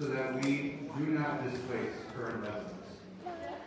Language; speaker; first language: English; early bilingual, other home language; Spanish